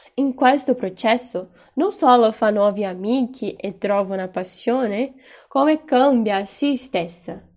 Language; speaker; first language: Italian; non-native, fluent; Portuguese